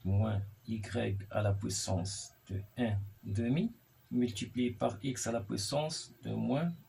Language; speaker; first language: French; non-native, local second language; Arabic